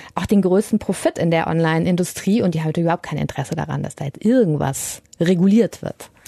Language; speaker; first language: German; native; German